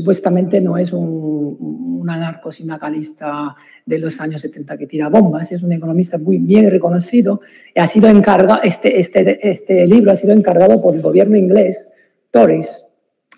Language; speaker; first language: Spanish; non-native, fluent; Italian